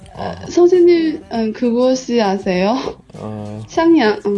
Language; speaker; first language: Korean; non-native, learner; Chinese